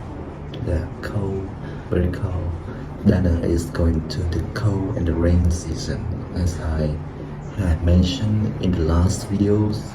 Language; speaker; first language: English; non-native, learner; Vietnamese